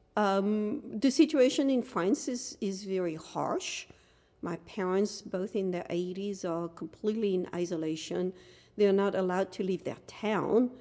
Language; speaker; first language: English; non-native, fluent; French